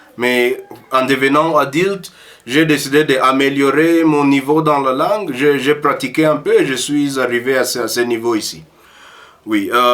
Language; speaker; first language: French; early bilingual, heritage; French